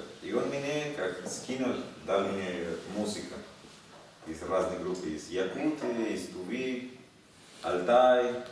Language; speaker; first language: Russian; non-native, learner; Spanish